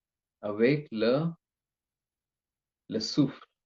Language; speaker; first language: French; non-native, learner; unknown